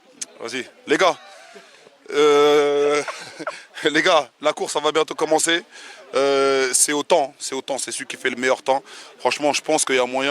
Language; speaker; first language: French; native; French